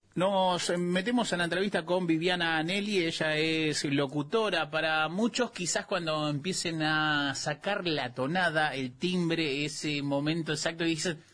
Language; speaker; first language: Spanish; native; Spanish